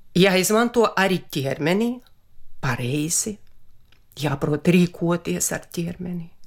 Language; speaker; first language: Latvian; non-native, local second language; Russian